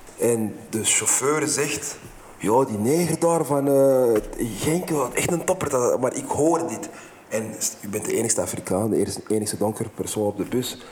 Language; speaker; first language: Dutch; non-native, fluent; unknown